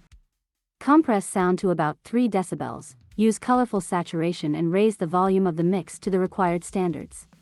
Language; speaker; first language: English; non-native, fluent; Russian